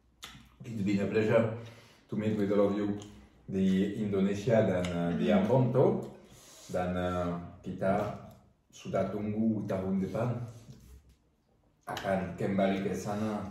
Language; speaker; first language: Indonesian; non-native, learner; French